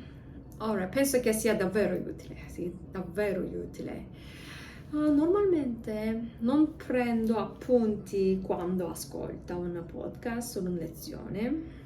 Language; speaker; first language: Italian; non-native, learner; English